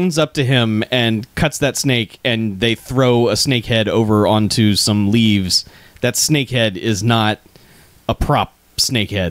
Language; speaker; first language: English; native; English